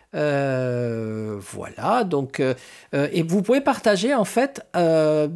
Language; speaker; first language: French; non-native, fluent; Spanish